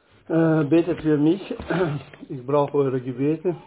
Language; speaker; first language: German; non-native, fluent; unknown